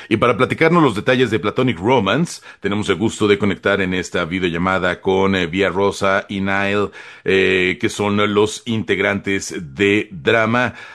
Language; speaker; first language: Spanish; native; Spanish